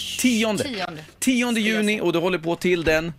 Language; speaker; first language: Swedish; native; Swedish